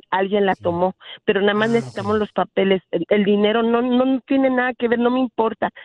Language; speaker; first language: Spanish; native; Spanish